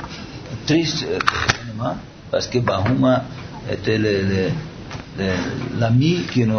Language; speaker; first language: French; non-native, learner; Portuguese